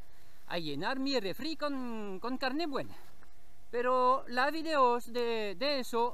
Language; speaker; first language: Spanish; non-native, learner; French